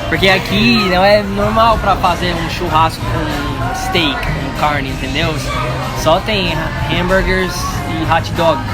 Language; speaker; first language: Portuguese; non-native, learner; English